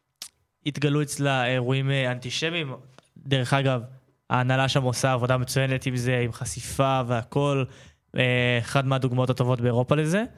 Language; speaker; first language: Hebrew; native; Hebrew